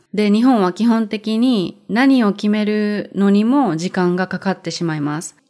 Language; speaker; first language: Japanese; native; Japanese